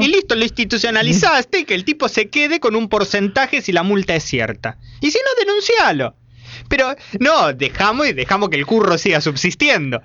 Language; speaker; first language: Spanish; native; Spanish